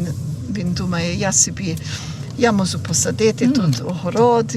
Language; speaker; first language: Ukrainian; early bilingual, heritage; Ukrainian